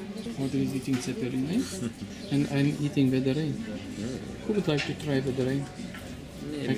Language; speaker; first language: English; non-native, fluent; Lithuanian